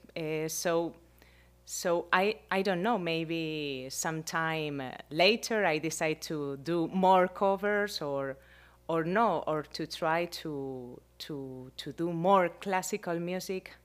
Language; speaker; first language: English; non-native, learner; Spanish